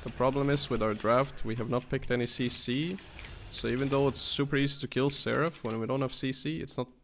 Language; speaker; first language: English; non-native, fluent; Danish